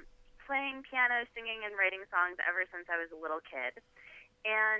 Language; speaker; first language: English; native; English